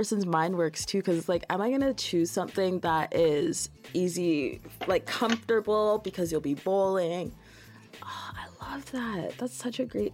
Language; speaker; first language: English; native; English